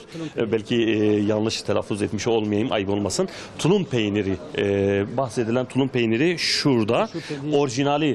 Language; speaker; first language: Turkish; native; Turkish